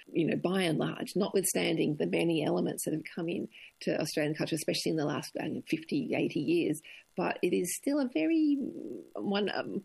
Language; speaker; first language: English; native; English